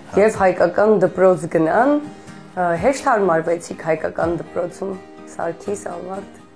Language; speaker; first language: Armenian; native; Armenian